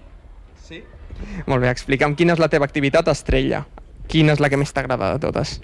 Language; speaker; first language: Catalan; native; Catalan